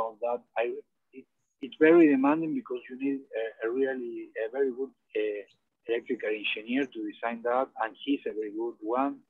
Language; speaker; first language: English; non-native, learner; Spanish